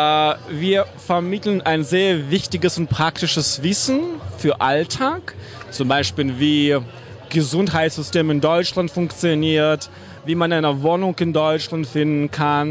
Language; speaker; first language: German; non-native, fluent; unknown